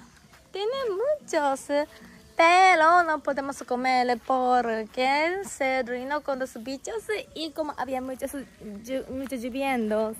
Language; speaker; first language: Spanish; non-native, fluent; Japanese